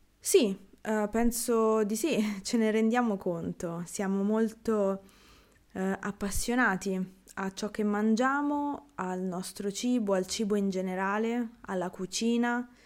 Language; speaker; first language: Italian; native; Italian